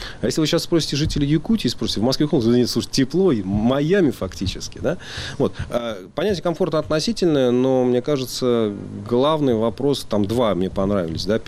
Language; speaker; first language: Russian; native; Russian